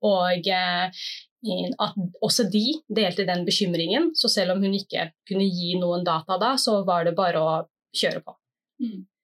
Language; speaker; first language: Norwegian; early bilingual, other home language; Somali